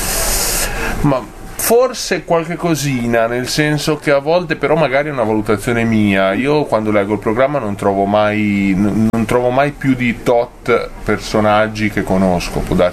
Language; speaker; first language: Italian; native; Italian